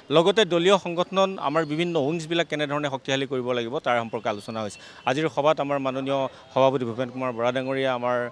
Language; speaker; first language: Assamese; native; Assamese